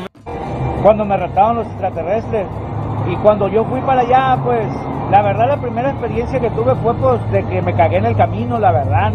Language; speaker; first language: Spanish; native; Spanish